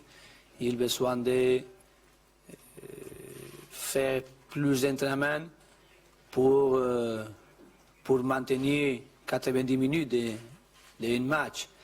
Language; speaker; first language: French; non-native, learner; Spanish